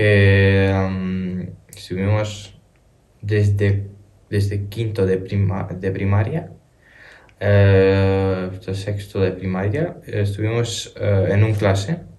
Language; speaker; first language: Spanish; early bilingual, other home language; Ukrainian